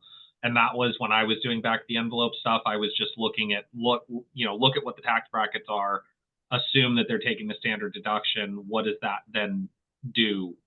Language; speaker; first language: English; native; English